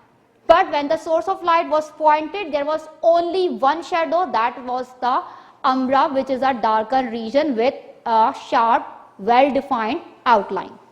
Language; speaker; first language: English; non-native, local second language; Urdu